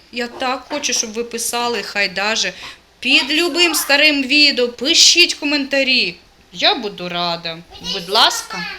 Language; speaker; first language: Ukrainian; non-native, local second language; Russian